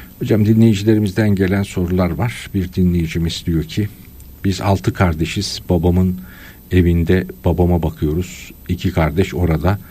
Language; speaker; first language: Turkish; native; Turkish